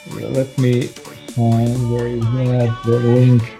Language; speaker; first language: English; non-native, fluent; Croatian